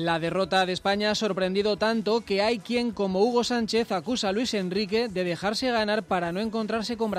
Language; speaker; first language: Spanish; native; Spanish